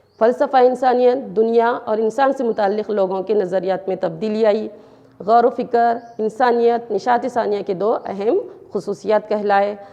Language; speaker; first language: Urdu; native; Urdu